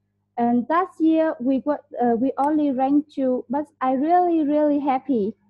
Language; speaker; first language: English; non-native, learner; Vietnamese